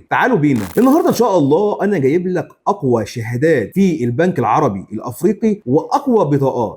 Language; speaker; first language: Arabic; native; Arabic